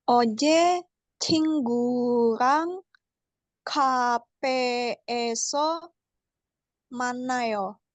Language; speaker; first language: Korean; non-native, learner; Indonesian